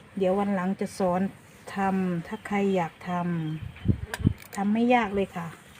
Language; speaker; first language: Thai; native; Thai